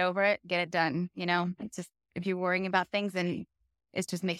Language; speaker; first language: English; native; English